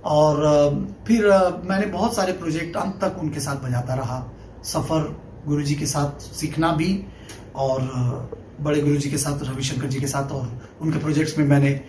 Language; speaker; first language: Hindi; non-native, local second language; Bangla